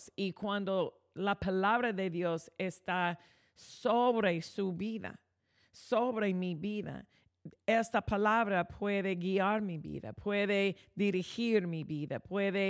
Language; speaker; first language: Spanish; non-native, fluent; English